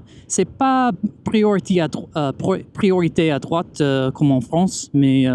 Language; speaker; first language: French; non-native, fluent; English